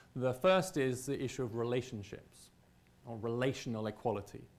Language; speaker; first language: English; native; English